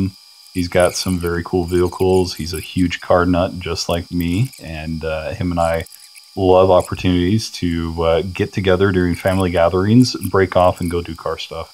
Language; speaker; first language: English; native; English